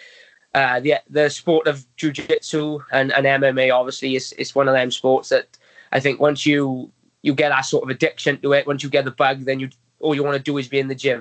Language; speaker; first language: English; native; English